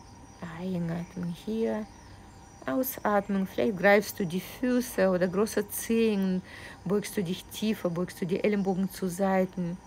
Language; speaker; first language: German; non-native, fluent; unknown